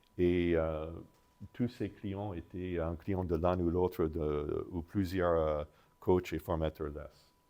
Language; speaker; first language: French; non-native, fluent; English